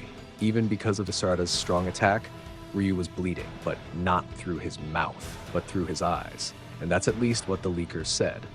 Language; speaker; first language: English; non-native, fluent; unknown